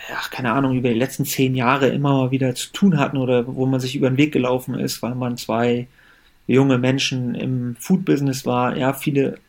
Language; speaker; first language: German; early bilingual, other home language; Persian